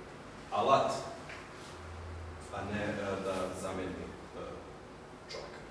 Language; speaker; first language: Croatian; early bilingual, heritage; German